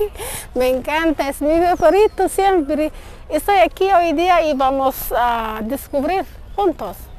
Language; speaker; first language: Spanish; non-native, learner; Somali